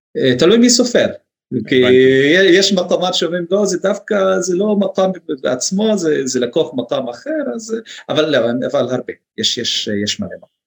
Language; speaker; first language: Hebrew; non-native, local second language; Arabic